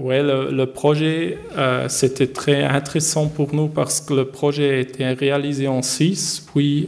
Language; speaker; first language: French; non-native, learner; German